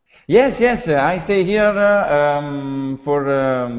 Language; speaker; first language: English; non-native, learner; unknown